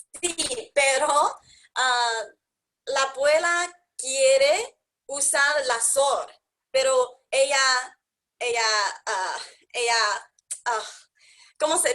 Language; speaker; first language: Spanish; non-native, learner; English